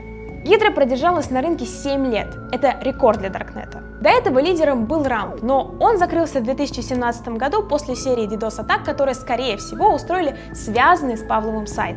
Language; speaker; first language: Russian; native; Russian